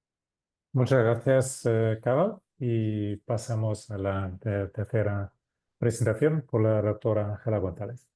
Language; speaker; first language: Spanish; non-native, fluent; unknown